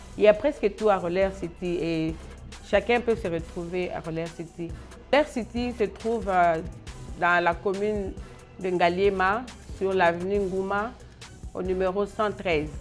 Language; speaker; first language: French; non-native, local second language; Lingala